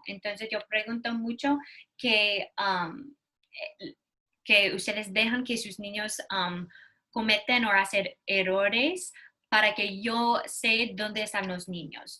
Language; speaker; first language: Spanish; non-native, learner; English